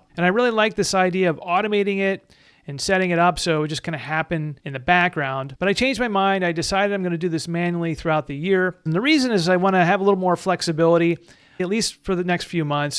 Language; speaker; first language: English; native; English